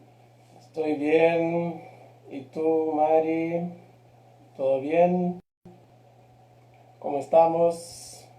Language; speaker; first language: Spanish; non-native, fluent; Portuguese